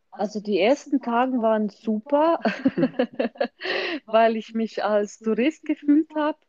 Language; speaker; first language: German; non-native, fluent; Croatian